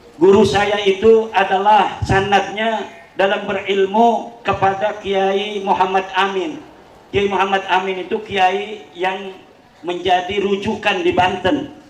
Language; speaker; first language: Indonesian; non-native, local second language; Javanese